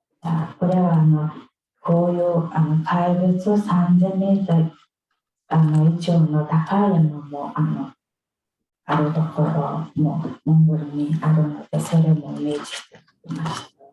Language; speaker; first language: Japanese; non-native, fluent; Mongolian